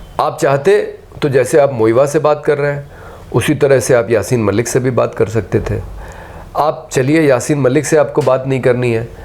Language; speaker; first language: Hindi; native; Hindi